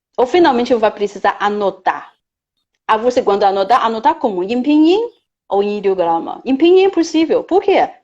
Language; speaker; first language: Portuguese; non-native, fluent; Chinese